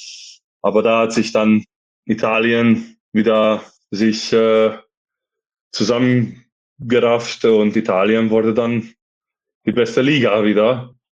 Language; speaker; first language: German; non-native, fluent; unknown